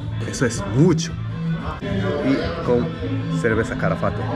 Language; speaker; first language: Spanish; non-native, learner; Japanese